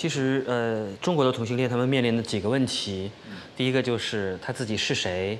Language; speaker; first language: Chinese; native; Chinese